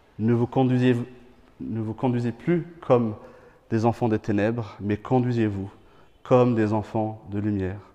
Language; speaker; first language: French; non-native, local second language; Malagasy